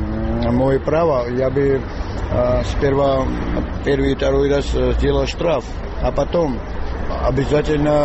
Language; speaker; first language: Russian; non-native, local second language; Georgian